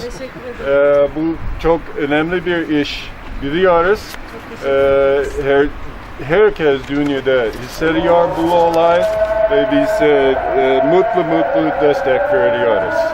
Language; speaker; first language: Turkish; non-native, learner; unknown